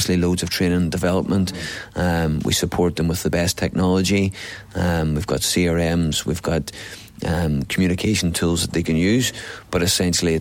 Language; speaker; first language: English; native; English